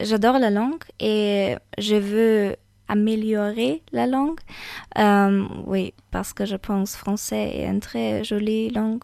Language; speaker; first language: French; non-native, learner; German